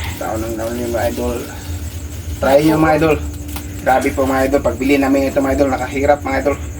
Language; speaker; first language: Filipino; non-native, local second language; Cebuano